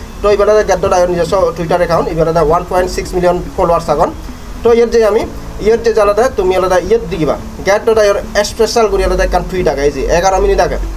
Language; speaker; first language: Bangla; non-native, local second language; Chakma